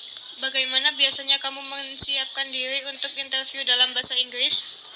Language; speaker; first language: Indonesian; native; Indonesian